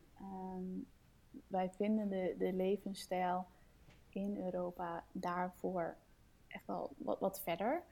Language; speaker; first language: Dutch; non-native, fluent; Danish